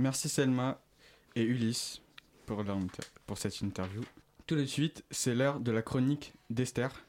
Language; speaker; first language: French; native; French